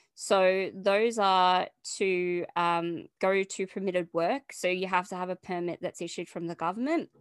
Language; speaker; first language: English; native; English